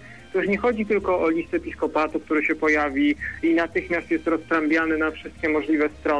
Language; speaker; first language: Polish; native; Polish